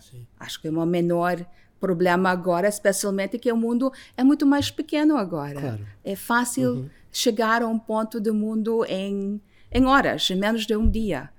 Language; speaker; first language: Portuguese; non-native, learner; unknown